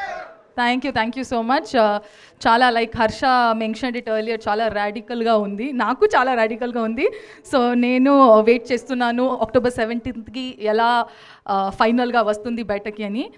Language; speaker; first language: Telugu; non-native, fluent; Kannada